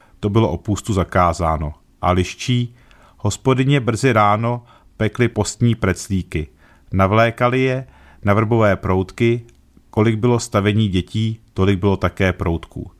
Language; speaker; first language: Czech; native; Czech